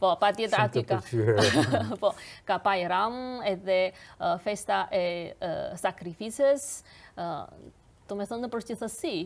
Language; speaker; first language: Albanian; non-native, fluent; Chinese